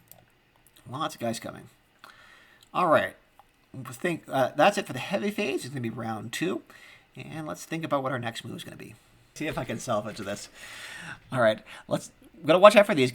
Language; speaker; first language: English; native; English